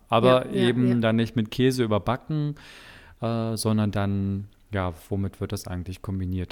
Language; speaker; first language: German; native; German